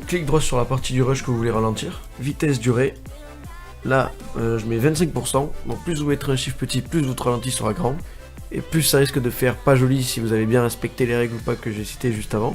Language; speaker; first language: French; native; French